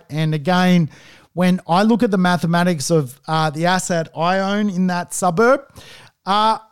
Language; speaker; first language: English; native; English